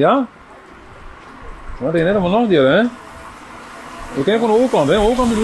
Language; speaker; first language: Dutch; non-native, local second language; Western Frisian